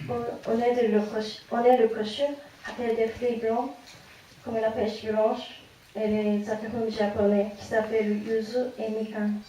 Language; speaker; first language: French; non-native, fluent; Japanese